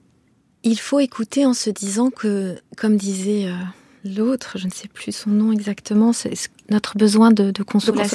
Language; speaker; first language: French; non-native, local second language; Kinyarwanda